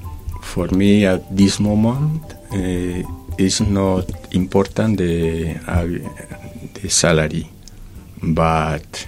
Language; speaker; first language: English; non-native, learner; Spanish